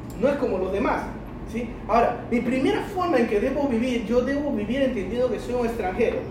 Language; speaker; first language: Spanish; early bilingual, other home language; Chinese